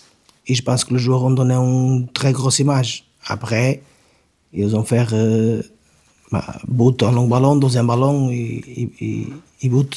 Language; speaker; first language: French; non-native, learner; Portuguese